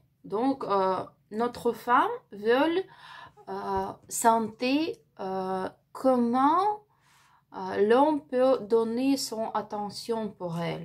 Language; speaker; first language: French; non-native, learner; Ukrainian